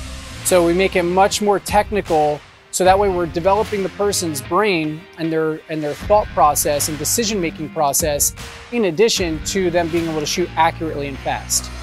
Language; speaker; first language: English; native; English